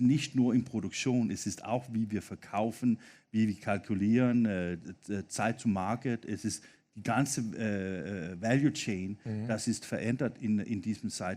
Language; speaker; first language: German; non-native, fluent; Danish